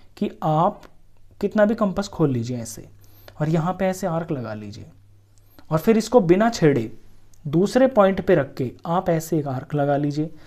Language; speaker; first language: Hindi; native; Hindi